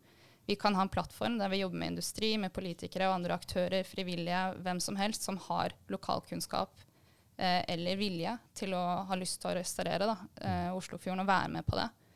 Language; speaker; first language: Norwegian; native; Norwegian